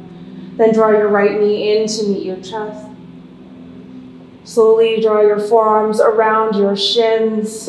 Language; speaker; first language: English; native; English